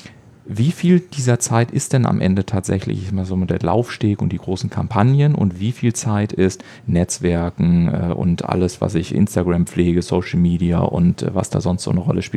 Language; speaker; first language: German; native; German